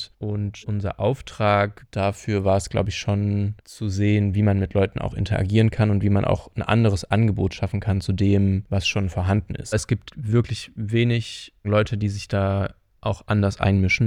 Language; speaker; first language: German; native; German